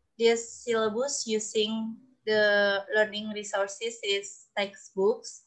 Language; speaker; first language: English; non-native, learner; Indonesian